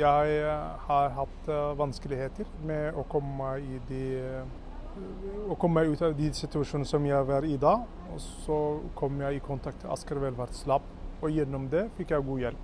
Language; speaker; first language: Norwegian; non-native, fluent; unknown